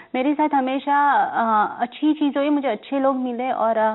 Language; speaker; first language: Hindi; non-native, local second language; Gujarati